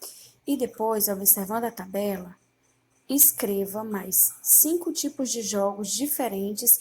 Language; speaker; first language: Portuguese; native; Portuguese